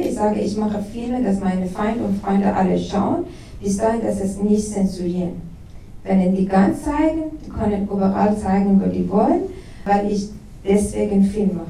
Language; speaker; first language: German; non-native, learner; Persian